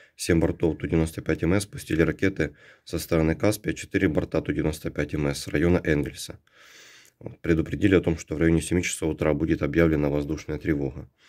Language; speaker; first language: Russian; native; Russian